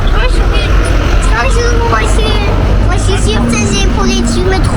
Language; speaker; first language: French; early bilingual, heritage; French